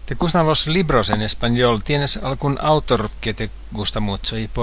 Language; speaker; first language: Spanish; non-native, fluent; Finnish